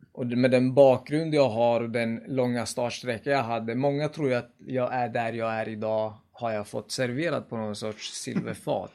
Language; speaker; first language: Swedish; early bilingual, other home language; Kurdish